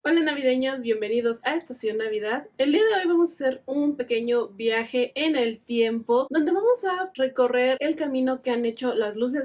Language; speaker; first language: Spanish; native; Spanish